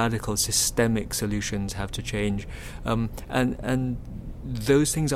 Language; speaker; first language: English; non-native, local second language; Chinese